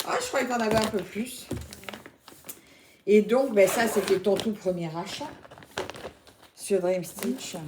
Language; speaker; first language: French; native; French